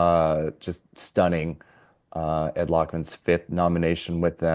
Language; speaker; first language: English; native; English